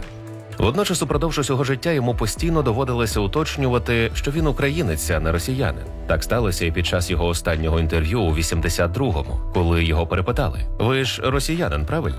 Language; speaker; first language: Ukrainian; native; Ukrainian